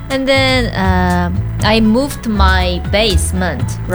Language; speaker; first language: English; non-native, learner; Indonesian